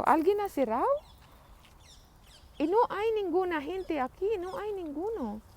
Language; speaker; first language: Spanish; non-native, learner; Filipino